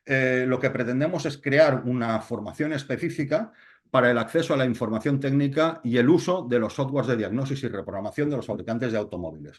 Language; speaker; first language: Spanish; native; Spanish